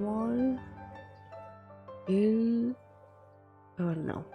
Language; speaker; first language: Korean; non-native, learner; English